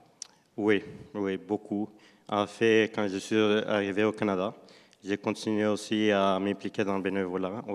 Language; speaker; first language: French; non-native, fluent; Spanish